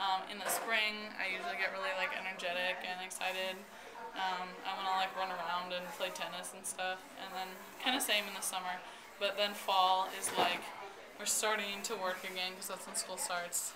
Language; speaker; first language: English; native; English